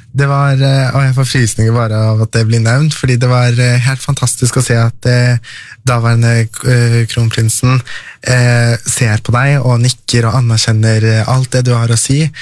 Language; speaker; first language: Norwegian; early bilingual, other home language; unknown